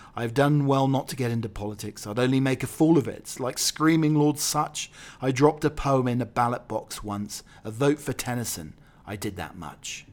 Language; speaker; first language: English; native; English